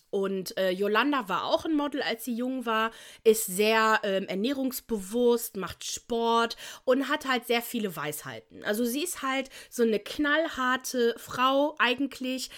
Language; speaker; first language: German; native; German